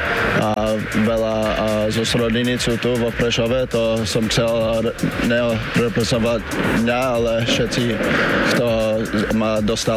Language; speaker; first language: Slovak; early bilingual, heritage; English